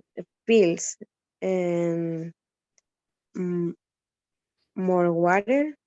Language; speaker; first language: English; non-native, learner; Spanish